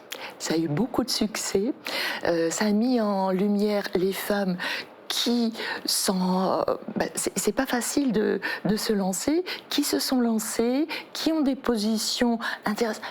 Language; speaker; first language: French; native; French